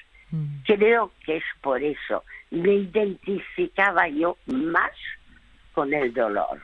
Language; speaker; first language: Spanish; early bilingual, other home language; French